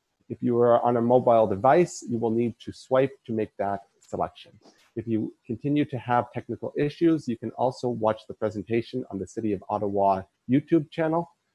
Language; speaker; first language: English; native; English